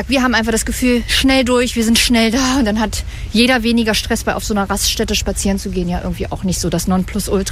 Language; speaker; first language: German; native; German